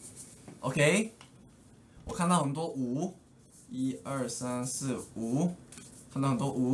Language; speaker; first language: Chinese; early bilingual, heritage; English